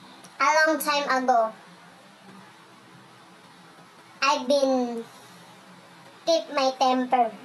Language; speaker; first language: English; non-native, learner; Filipino